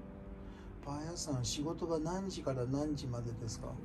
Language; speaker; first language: Japanese; native; Japanese